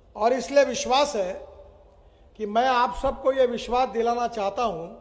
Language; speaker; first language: Hindi; non-native, local second language; Marathi